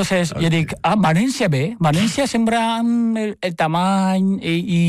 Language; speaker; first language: Catalan; non-native, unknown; Chinese